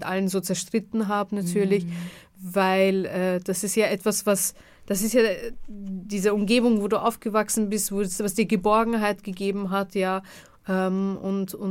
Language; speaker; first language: German; native; German